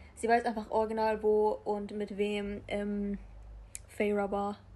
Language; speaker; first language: German; native; German